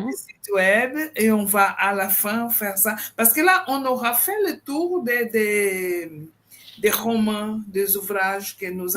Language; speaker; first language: French; non-native, fluent; Portuguese